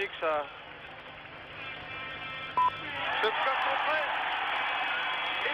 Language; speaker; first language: French; native; French